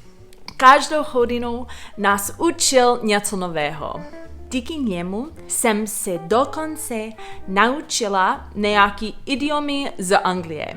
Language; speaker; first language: Czech; non-native, fluent; English